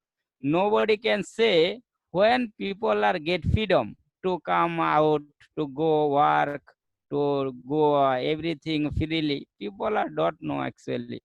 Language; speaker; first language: English; non-native, learner; Bangla